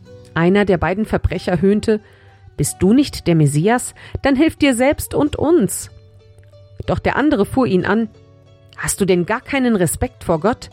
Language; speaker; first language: German; native; German